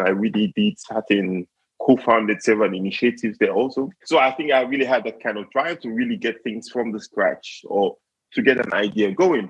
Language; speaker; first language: English; non-native, local second language; Krio